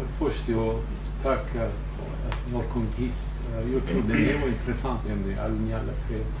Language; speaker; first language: Swedish; non-native, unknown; Kurdish